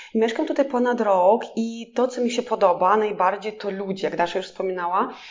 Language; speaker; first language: Polish; non-native, fluent; Russian